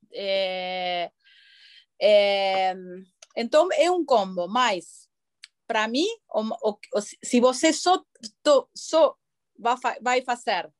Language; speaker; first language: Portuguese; non-native, learner; Spanish